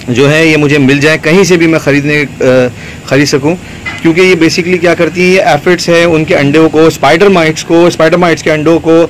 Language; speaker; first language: Urdu; native; Urdu